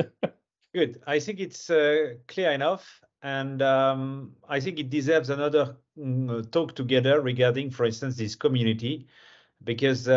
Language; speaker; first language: English; non-native, fluent; French